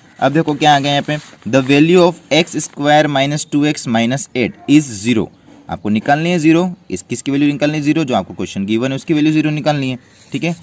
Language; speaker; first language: Hindi; native; Hindi